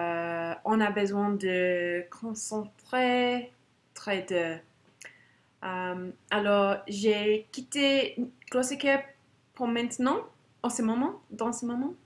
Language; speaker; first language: French; non-native, learner; English